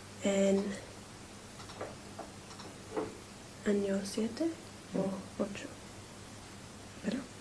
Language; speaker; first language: Spanish; non-native, learner; English